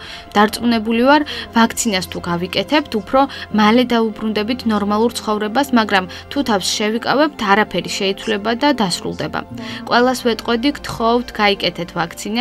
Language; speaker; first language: Georgian; non-native, fluent; Persian